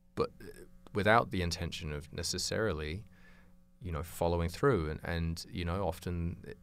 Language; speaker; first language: English; native; English